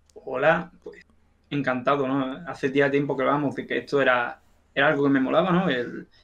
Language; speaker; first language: Spanish; native; Spanish